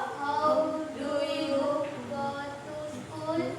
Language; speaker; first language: English; non-native, learner; Indonesian